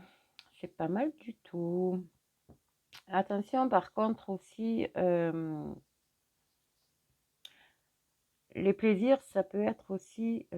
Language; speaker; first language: French; native; French